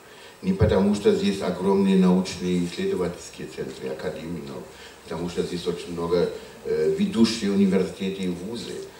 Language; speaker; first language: Russian; non-native, fluent; German